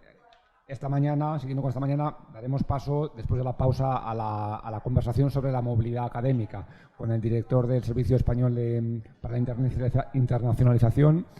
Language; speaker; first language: Spanish; native; Spanish